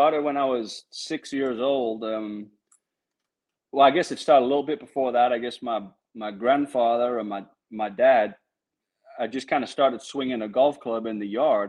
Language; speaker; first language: English; native; English